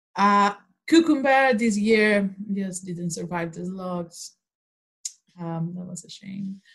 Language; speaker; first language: English; non-native, fluent; Spanish